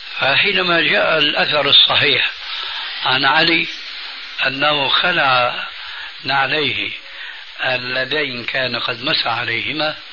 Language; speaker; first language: Arabic; early bilingual, other home language; Albanian